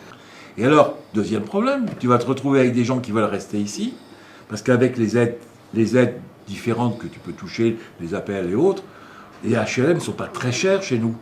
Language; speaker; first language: French; native; French